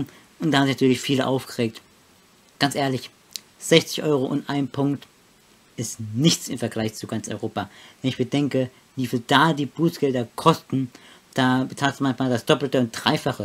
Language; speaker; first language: German; native; German